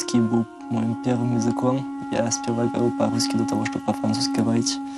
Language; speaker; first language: Russian; early bilingual, heritage; Russian